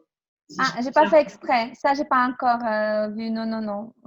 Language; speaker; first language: French; non-native, fluent; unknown